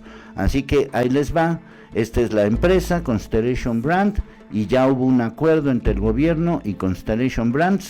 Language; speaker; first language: Spanish; native; Spanish